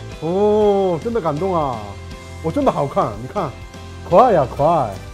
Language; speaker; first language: Chinese; non-native, fluent; Korean